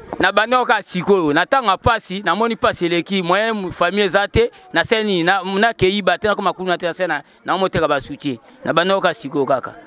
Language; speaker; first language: Lingala; native; Lingala